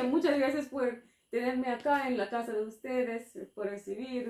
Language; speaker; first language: Spanish; non-native, fluent; English